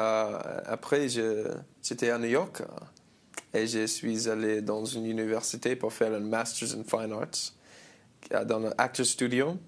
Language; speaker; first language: French; non-native, learner; English